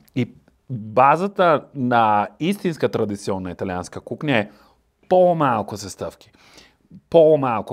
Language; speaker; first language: Bulgarian; non-native, learner; Italian